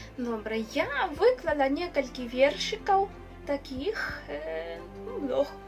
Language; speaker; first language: Belarusian; non-native, fluent; Spanish